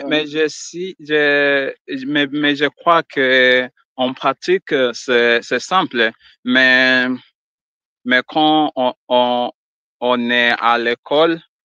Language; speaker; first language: French; non-native, learner; Swahili